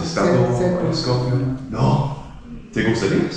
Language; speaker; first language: Spanish; non-native, learner; English